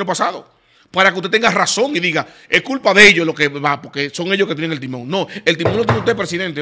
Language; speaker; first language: Spanish; native; Spanish